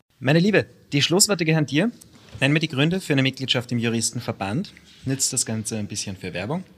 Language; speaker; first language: German; native; German